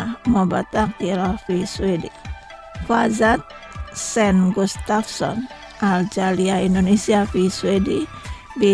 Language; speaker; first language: Arabic; non-native, fluent; Indonesian